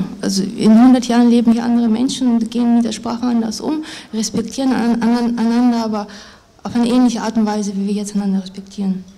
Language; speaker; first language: German; non-native, fluent; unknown